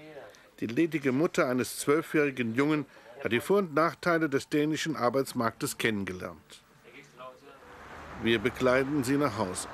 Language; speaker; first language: German; native; German